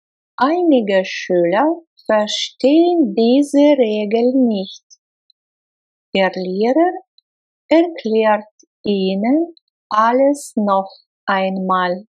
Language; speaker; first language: German; non-native, fluent; Russian